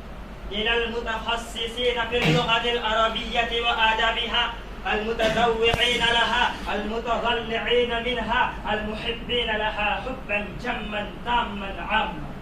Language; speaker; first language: Arabic; non-native, learner; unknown